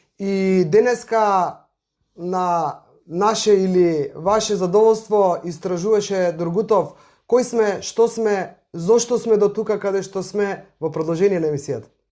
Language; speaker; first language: Macedonian; native; Macedonian